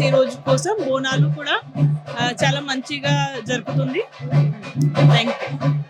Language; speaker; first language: Telugu; non-native, local second language; Hindi